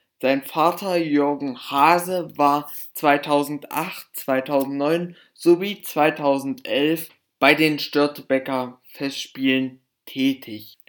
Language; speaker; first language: German; native; German